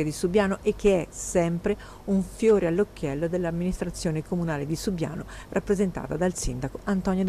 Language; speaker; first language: Italian; native; Italian